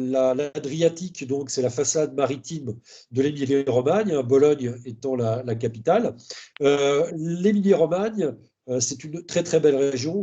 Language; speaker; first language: French; native; French